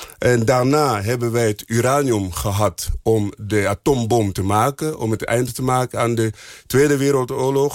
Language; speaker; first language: Dutch; non-native, fluent; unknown